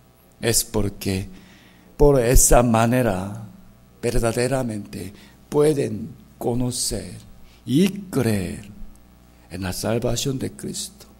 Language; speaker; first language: Spanish; non-native, fluent; Korean